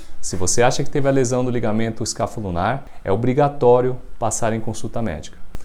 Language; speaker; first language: Portuguese; native; Portuguese